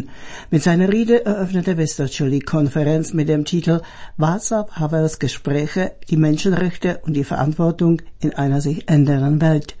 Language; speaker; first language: German; native; German